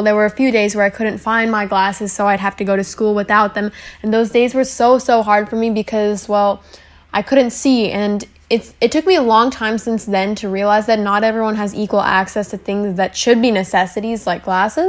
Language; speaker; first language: English; native; English